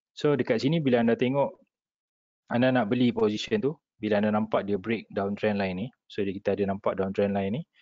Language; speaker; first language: Malay; native; Malay